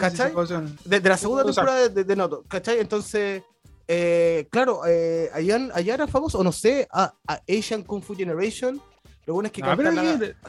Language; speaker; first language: Spanish; native; Spanish